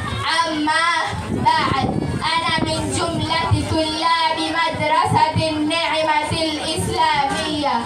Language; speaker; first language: Arabic; non-native, learner; Swahili